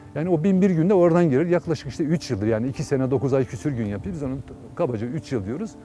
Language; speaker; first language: Turkish; native; Turkish